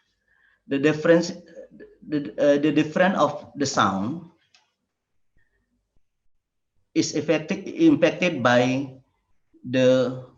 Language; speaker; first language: English; non-native, learner; Indonesian